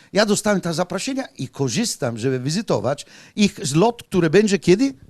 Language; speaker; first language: Polish; non-native, fluent; Italian